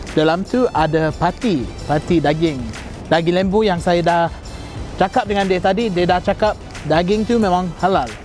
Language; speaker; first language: Malay; non-native, fluent; English